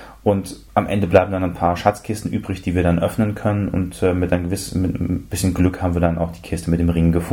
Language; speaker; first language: German; native; German